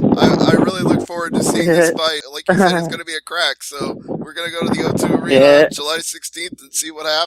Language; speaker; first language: English; native; English